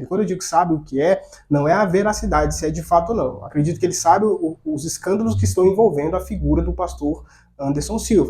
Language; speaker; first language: Portuguese; native; Portuguese